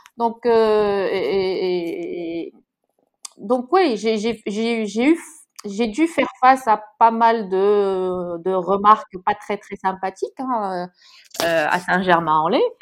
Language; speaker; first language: French; non-native, local second language; Arabic